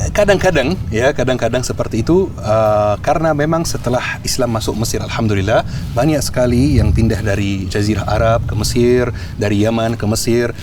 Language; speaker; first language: Indonesian; non-native, fluent; Arabic